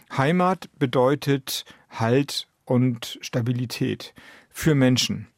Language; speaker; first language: German; native; German